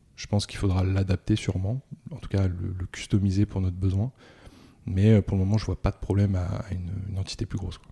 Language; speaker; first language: French; native; French